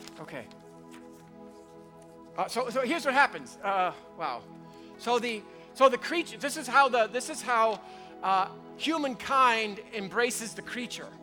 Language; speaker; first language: English; native; English